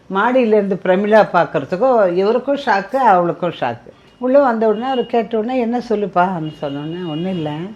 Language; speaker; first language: Tamil; non-native, local second language; Telugu